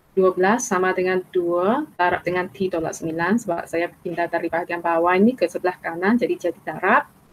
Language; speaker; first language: Malay; non-native, local second language; Chinese